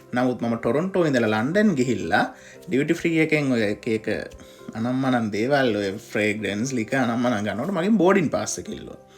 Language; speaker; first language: Sinhala; native; Sinhala